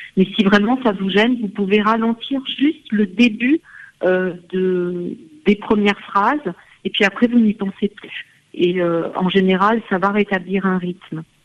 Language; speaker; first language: French; native; French